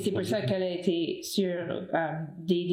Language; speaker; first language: French; non-native, learner; English